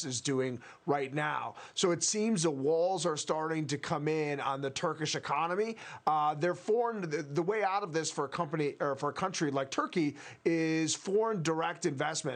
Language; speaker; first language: English; native; English